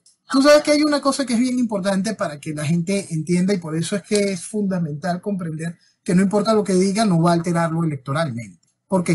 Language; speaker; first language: Spanish; native; Spanish